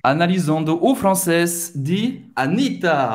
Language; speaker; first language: Portuguese; non-native, fluent; French